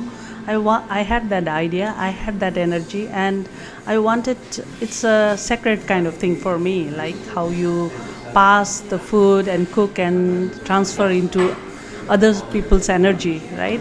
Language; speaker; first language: English; non-native, local second language; Nepali